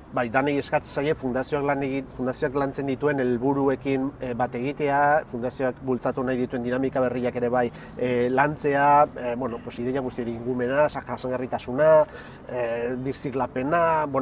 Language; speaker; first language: Basque; native; Basque